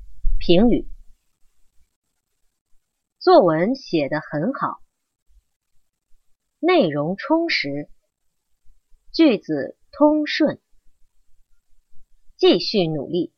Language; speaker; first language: Chinese; non-native, learner; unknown